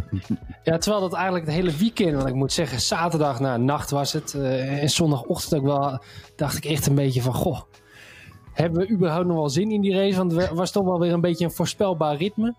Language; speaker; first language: Dutch; native; Dutch